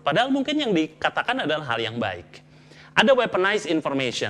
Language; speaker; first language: Indonesian; native; Indonesian